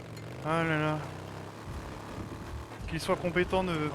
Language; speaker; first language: French; native; French